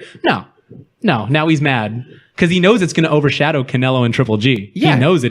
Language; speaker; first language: English; native; English